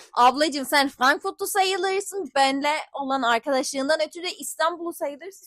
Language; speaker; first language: Turkish; early bilingual, heritage; Turkish